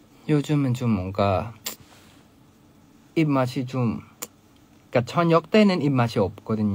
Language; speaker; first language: Korean; non-native, fluent; Thai